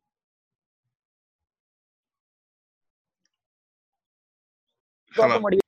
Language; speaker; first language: English; non-native, local second language; Hindi